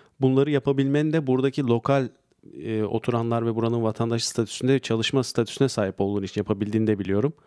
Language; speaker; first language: Turkish; native; Turkish